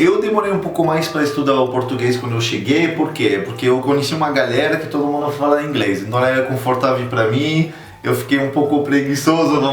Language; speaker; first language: Portuguese; non-native, fluent; French